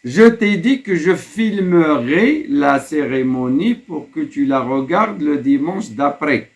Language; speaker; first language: French; non-native, local second language; Arabic